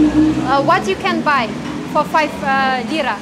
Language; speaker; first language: English; non-native, fluent; Kazakh